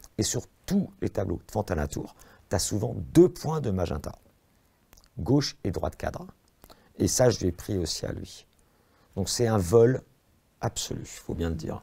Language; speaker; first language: French; native; French